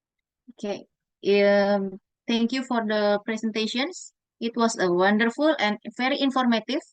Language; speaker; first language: English; non-native, fluent; Indonesian